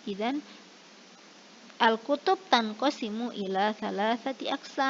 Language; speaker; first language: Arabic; non-native, fluent; Indonesian